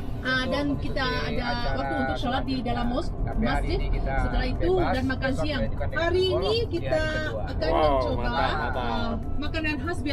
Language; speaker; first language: Indonesian; non-native, fluent; Vietnamese